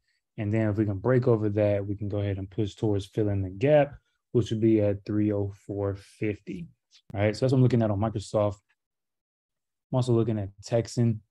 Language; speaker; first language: English; native; English